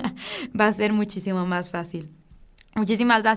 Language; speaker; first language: Spanish; native; Spanish